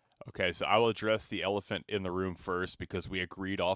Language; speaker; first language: English; native; English